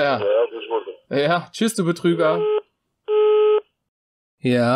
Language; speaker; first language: German; native; German